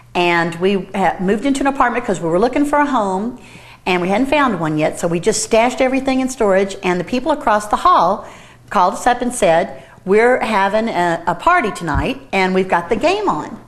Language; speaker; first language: English; native; English